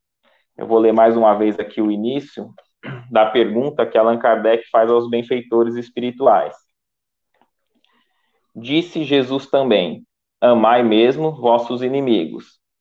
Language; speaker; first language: Portuguese; native; Portuguese